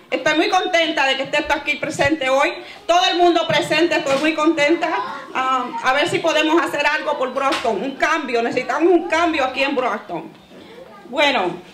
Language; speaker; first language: Spanish; native; Spanish